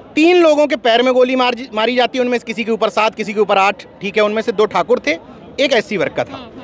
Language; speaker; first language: Hindi; native; Hindi